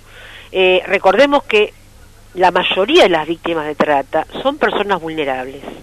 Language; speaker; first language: Spanish; native; Spanish